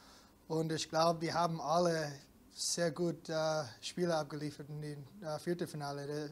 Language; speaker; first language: German; non-native, fluent; English